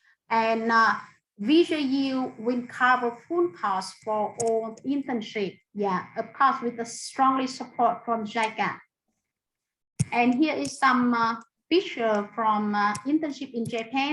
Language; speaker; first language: English; non-native, fluent; Vietnamese